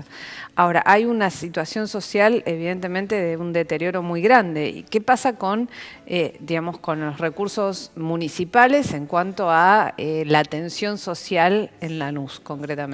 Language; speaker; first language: Spanish; native; Spanish